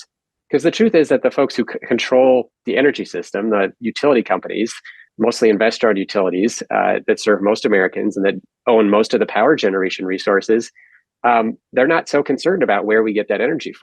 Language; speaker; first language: English; native; English